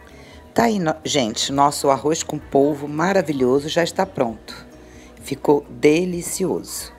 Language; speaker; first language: Portuguese; native; Portuguese